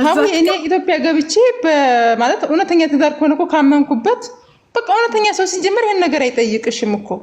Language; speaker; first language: Amharic; native; Amharic